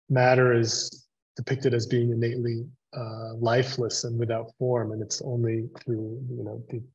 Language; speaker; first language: English; native; English